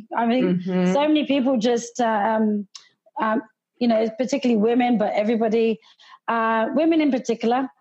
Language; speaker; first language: English; early bilingual, other home language; Hindi